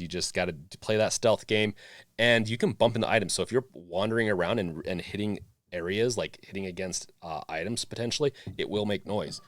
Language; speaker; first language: English; native; English